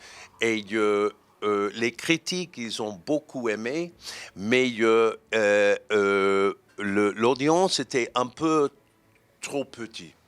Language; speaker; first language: French; non-native, fluent; English